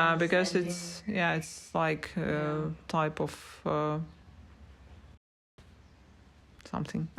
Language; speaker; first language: English; non-native, learner; Russian